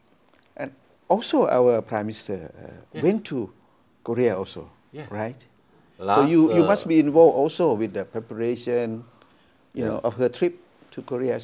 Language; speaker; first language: English; non-native, fluent; Thai